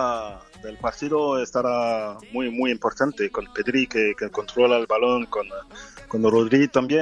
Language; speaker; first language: Spanish; non-native, fluent; French